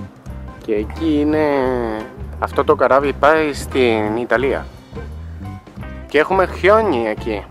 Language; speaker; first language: Greek; non-native, learner; Spanish